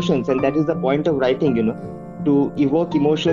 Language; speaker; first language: English; non-native, local second language; Bangla